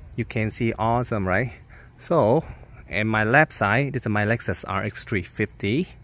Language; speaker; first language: English; non-native, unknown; Vietnamese